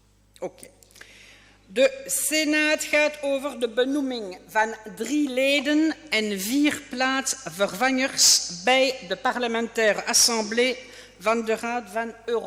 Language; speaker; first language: Dutch; non-native, local second language; French